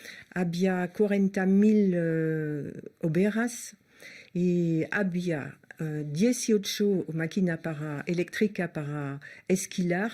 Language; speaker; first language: Spanish; non-native, learner; French